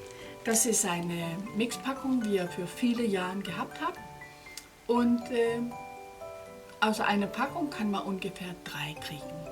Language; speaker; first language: German; non-native, fluent; Danish